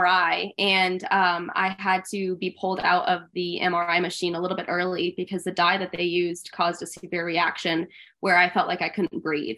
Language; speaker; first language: English; native; English